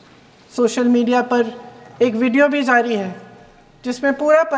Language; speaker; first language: Hindi; native; Hindi